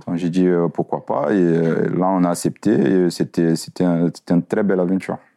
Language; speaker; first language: French; non-native, fluent; Portuguese